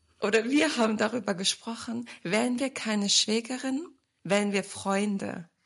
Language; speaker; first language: German; early bilingual, other home language; Turkish